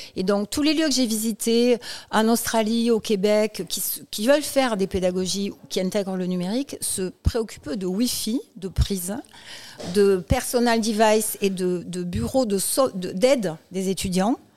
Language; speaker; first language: French; native; French